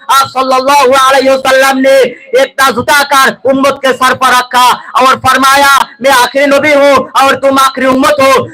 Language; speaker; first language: Urdu; non-native, fluent; Bangla